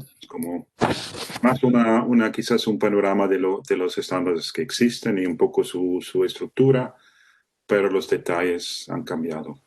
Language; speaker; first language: Spanish; non-native, fluent; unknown